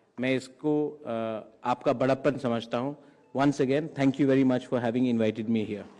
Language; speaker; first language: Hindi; non-native, local second language; Kok Borok